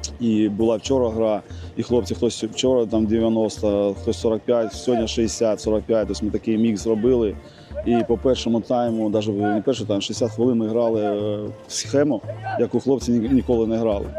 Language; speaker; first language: Ukrainian; native; Ukrainian